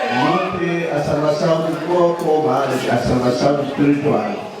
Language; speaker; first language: Portuguese; non-native, learner; Lingala